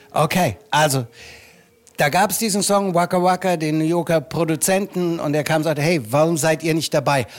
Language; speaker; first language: German; native; German